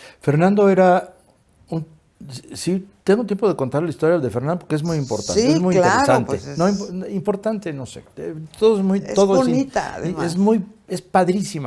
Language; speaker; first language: Spanish; native; Spanish